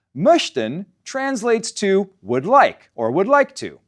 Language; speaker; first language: English; native; English